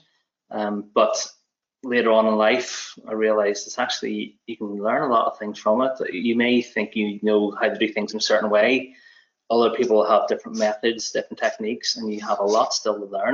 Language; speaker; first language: English; native; English